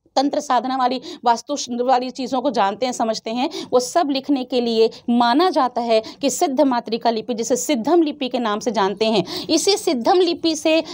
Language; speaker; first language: Hindi; native; Hindi